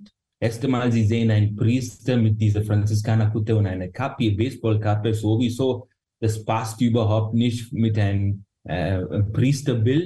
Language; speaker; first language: German; non-native, fluent; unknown